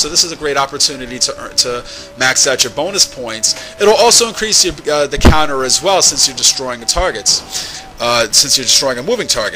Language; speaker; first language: English; native; English